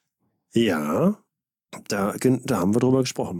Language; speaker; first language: German; native; German